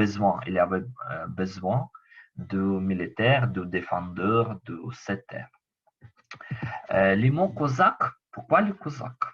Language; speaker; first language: French; non-native, learner; Ukrainian